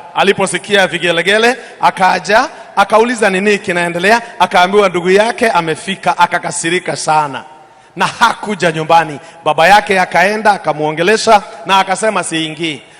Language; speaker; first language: Swahili; non-native, local second language; Kikuyu